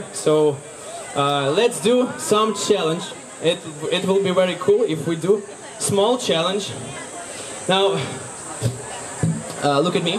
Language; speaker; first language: English; non-native, learner; Ukrainian